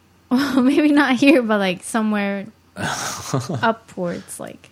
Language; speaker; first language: English; early bilingual, other home language; Japanese